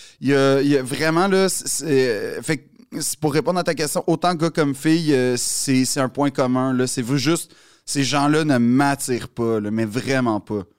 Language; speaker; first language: French; native; French